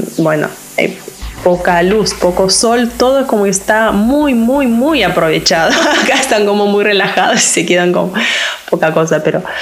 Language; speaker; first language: Spanish; non-native, fluent; Lithuanian